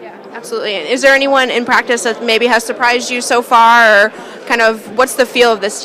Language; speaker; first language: English; native; English